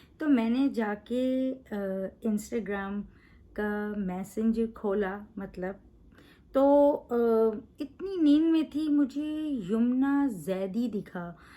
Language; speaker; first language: Urdu; native; Urdu